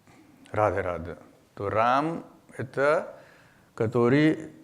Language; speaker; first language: Russian; non-native, learner; Hindi